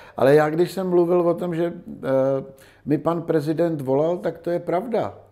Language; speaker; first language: Czech; native; Czech